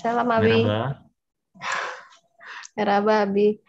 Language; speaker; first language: Turkish; non-native, learner; Indonesian